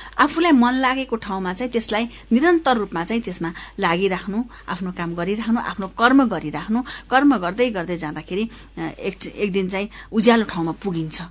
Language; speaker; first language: Nepali; native; Nepali